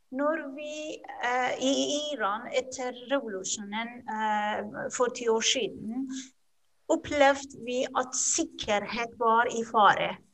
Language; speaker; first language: Norwegian; non-native, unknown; Persian